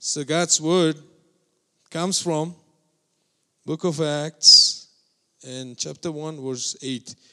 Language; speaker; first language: English; non-native, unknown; Mongolian